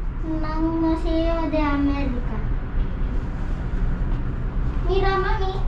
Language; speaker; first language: Spanish; early bilingual, other home language; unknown